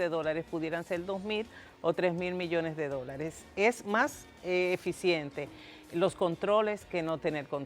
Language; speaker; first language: Spanish; native; Spanish